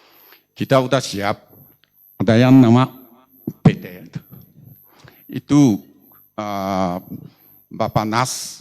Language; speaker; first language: Indonesian; non-native, learner; Japanese